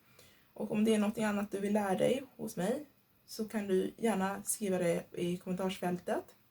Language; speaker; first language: Swedish; non-native, fluent; Igbo